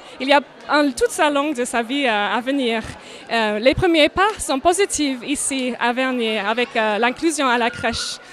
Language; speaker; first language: French; non-native, fluent; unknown